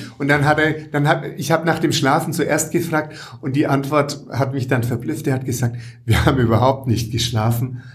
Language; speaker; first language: German; native; German